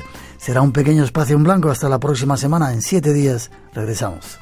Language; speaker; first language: Spanish; native; Spanish